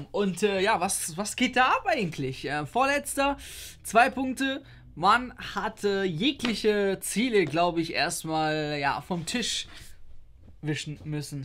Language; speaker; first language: German; native; German